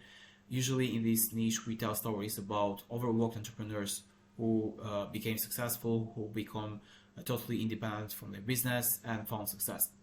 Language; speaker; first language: English; non-native, fluent; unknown